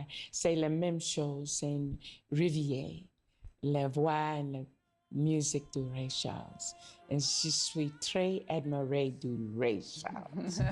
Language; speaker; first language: French; non-native, learner; English